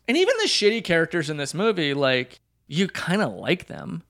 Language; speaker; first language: English; native; English